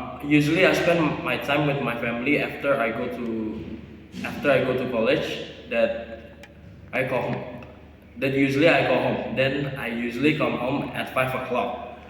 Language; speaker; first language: English; non-native, learner; Indonesian